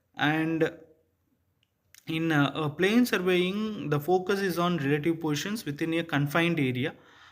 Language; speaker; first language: English; non-native, local second language; Tamil